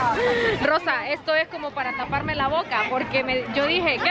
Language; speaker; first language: Spanish; native; Spanish